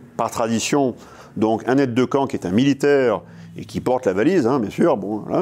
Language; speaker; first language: French; native; French